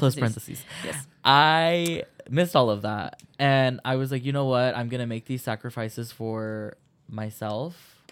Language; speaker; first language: English; early bilingual, other home language; Spanish